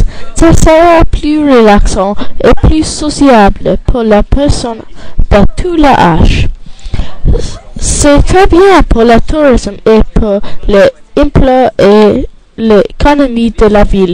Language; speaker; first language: French; non-native, learner; English